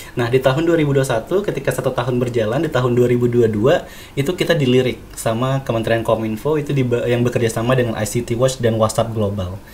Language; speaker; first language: Indonesian; native; Indonesian